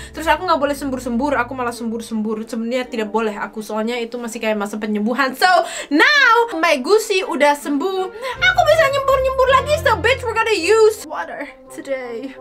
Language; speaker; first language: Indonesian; early bilingual, heritage; Dutch